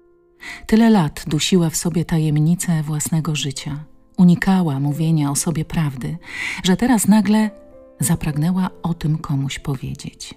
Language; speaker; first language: Polish; native; Polish